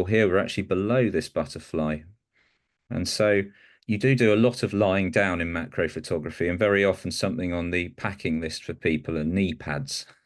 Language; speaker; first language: English; native; English